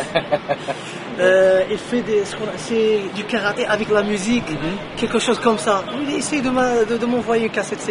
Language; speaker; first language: French; non-native, local second language; Arabic